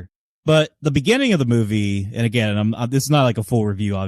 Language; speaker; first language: English; native; English